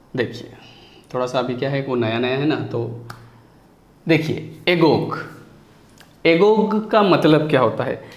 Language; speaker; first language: Hindi; native; Hindi